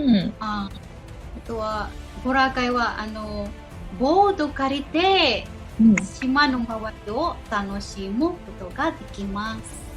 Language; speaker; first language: Japanese; non-native, local second language; Filipino